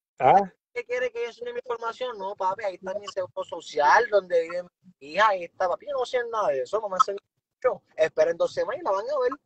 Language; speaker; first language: Spanish; native; Spanish